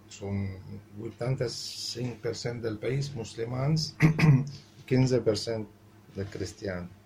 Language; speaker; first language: Catalan; non-native, fluent; Arabic